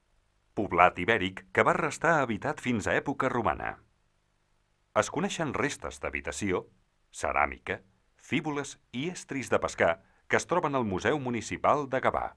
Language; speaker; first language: Catalan; native; Catalan